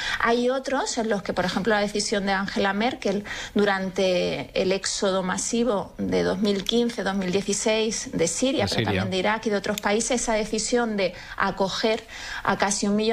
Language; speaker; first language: Spanish; native; Spanish